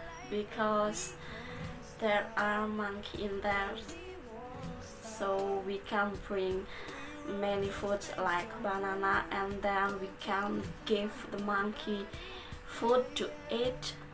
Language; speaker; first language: English; non-native, learner; Balinese